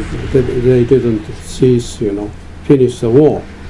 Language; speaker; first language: English; non-native, fluent; Japanese